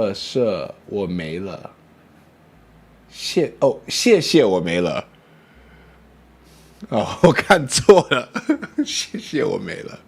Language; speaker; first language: Chinese; non-native, learner; English